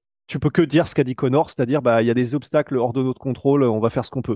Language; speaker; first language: French; native; French